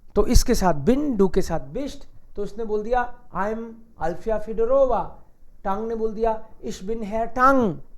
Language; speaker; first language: Hindi; native; Hindi